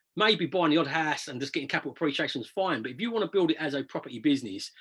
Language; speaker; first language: English; native; English